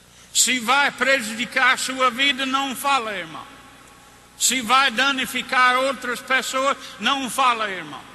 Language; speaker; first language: Portuguese; non-native, fluent; English